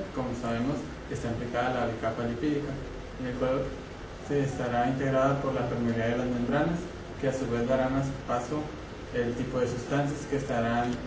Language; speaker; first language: Spanish; native; Spanish